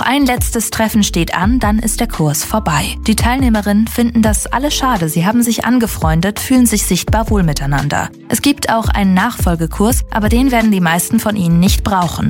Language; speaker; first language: German; native; German